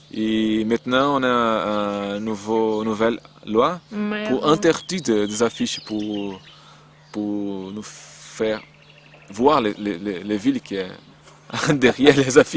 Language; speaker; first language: French; non-native, learner; Portuguese